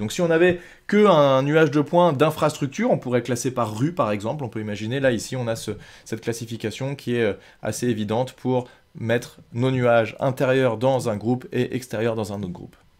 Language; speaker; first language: French; native; French